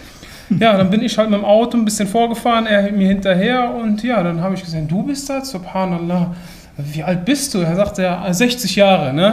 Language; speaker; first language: German; native; German